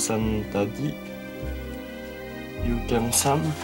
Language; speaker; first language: Korean; non-native, learner; French